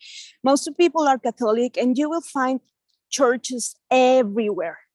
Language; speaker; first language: English; non-native, fluent; Spanish